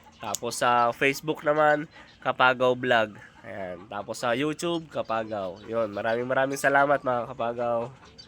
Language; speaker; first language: Filipino; non-native, local second language; Iloko